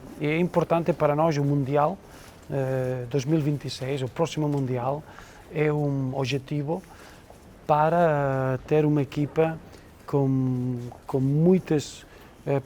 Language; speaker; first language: Portuguese; non-native, fluent; Spanish